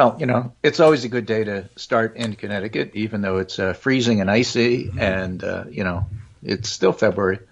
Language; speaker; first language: English; native; English